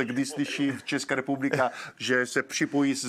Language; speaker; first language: Czech; non-native, learner; Italian